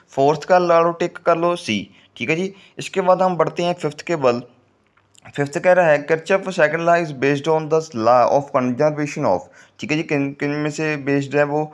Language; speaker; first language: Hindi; non-native, local second language; Punjabi